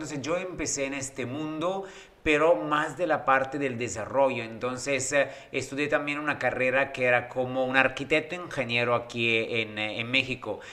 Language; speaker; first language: Spanish; non-native, fluent; Italian